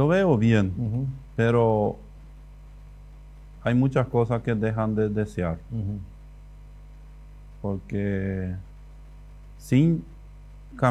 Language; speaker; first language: Spanish; native; Spanish